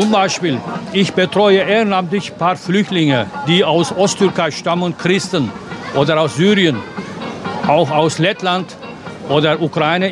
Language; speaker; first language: German; non-native, fluent; Turkish